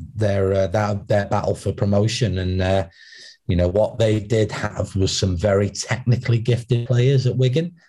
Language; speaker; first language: English; native; English